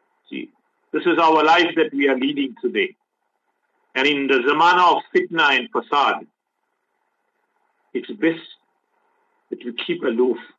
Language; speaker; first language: English; native; English